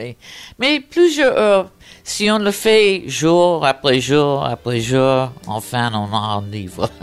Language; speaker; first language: French; non-native, fluent; English